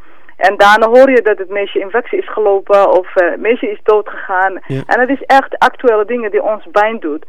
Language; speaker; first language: Dutch; non-native, fluent; Somali